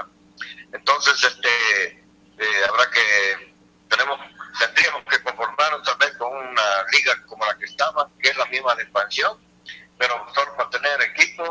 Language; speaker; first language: Spanish; native; Spanish